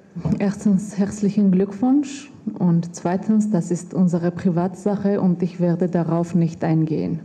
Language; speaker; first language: German; non-native, fluent; Armenian